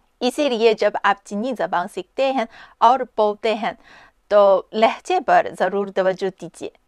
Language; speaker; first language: Urdu; non-native, fluent; Chinese